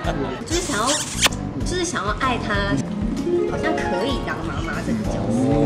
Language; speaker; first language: Chinese; native; Chinese